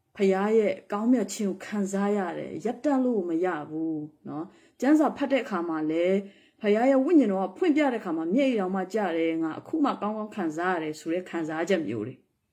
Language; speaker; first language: Burmese; non-native, local second language; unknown